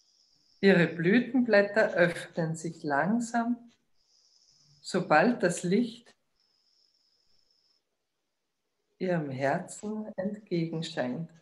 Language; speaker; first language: German; native; German